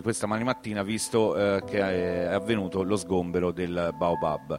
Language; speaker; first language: Italian; native; Italian